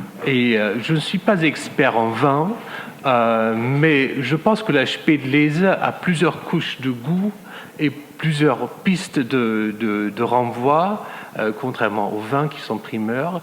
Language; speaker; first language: French; non-native, fluent; German